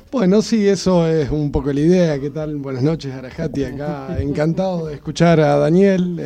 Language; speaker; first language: Spanish; native; Spanish